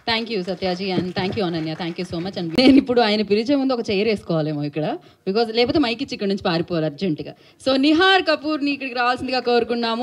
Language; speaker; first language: Telugu; native; Telugu